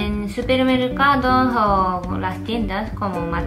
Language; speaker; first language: Spanish; non-native, fluent; Japanese